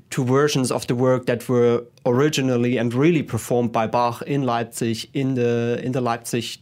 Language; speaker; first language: English; non-native, fluent; German